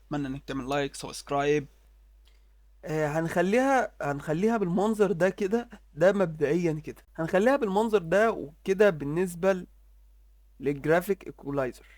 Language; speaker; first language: Arabic; native; Arabic